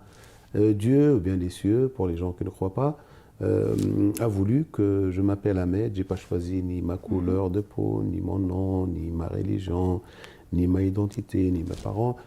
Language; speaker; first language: French; non-native, local second language; Arabic